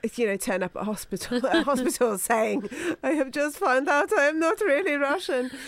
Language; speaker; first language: English; native; English